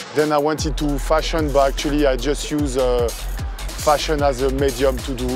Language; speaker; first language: English; non-native, fluent; French